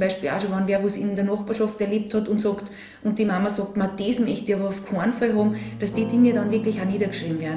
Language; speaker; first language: German; native; German